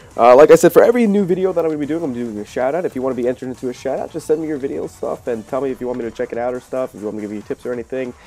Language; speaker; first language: English; native; English